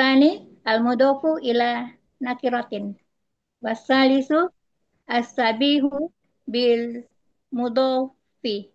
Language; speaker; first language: Arabic; non-native, learner; Indonesian